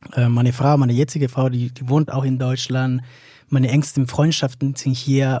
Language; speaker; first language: German; non-native, fluent; Spanish